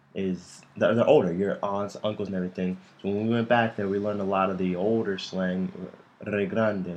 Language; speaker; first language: Spanish; non-native, fluent; English